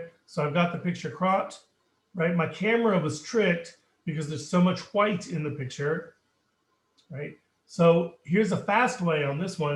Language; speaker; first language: English; native; English